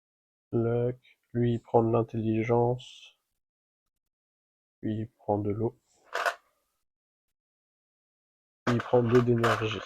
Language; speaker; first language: French; native; French